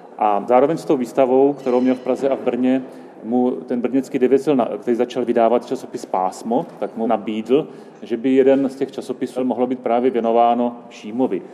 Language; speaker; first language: Czech; native; Czech